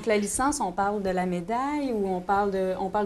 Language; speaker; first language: French; native; French